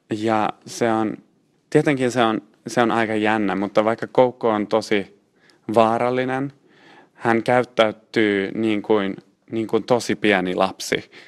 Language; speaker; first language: Finnish; non-native, local second language; Swedish